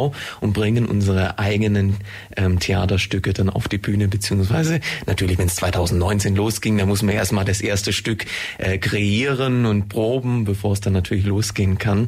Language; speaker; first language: German; native; German